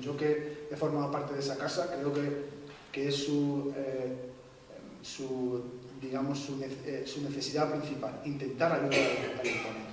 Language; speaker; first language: Spanish; native; Spanish